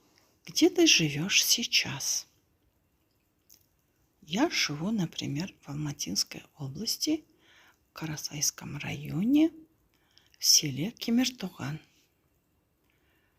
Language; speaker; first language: Russian; non-native, local second language; Kazakh